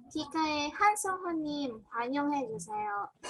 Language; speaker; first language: Korean; non-native, learner; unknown